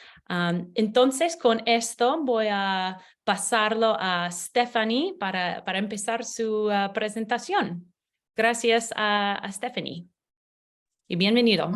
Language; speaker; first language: Spanish; non-native, learner; English